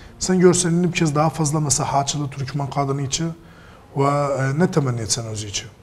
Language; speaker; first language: Turkish; native; Turkish